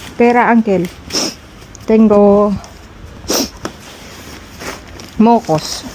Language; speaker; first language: Spanish; non-native, learner; Filipino